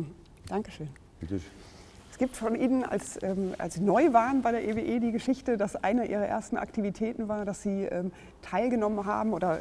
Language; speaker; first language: German; native; German